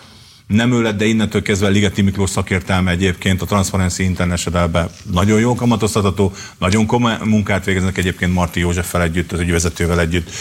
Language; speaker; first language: Hungarian; native; Hungarian